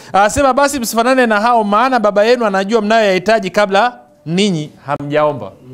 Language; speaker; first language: Swahili; native; Swahili